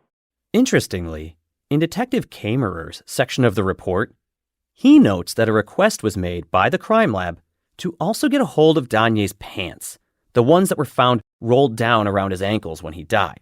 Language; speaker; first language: English; native; English